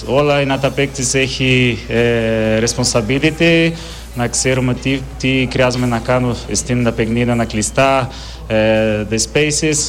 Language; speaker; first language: Greek; non-native, learner; Portuguese